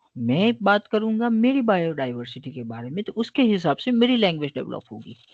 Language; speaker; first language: Hindi; non-native, local second language; Gujarati